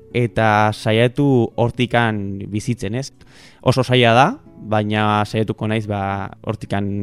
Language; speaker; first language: Basque; native; Basque